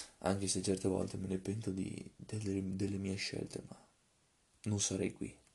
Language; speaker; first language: Italian; early bilingual, other home language; Russian